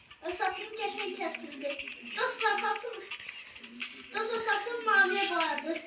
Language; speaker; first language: Turkish; non-native, learner; Azerbaijani